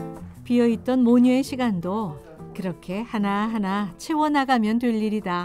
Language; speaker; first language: Korean; native; Korean